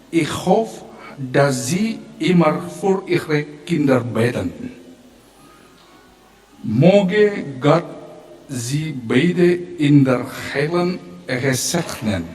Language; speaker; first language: German; non-native, learner; Batak Toba